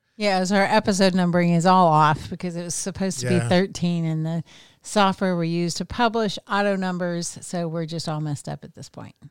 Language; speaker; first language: English; native; English